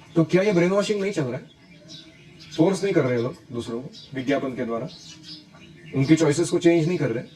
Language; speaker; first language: Hindi; non-native, local second language; Marathi